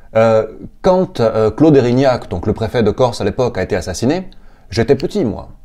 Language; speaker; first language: French; native; French